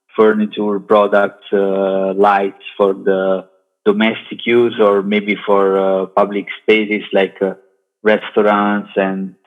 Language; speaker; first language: English; non-native, learner; Italian